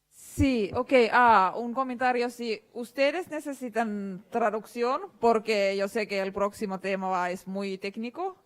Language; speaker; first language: Spanish; non-native, fluent; Finnish